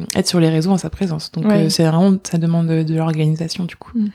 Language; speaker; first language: French; native; French